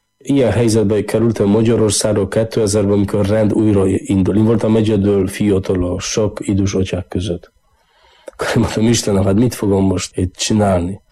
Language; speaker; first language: Hungarian; non-native, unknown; Polish